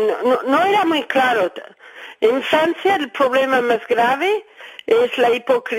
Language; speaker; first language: Spanish; early bilingual, heritage; Spanish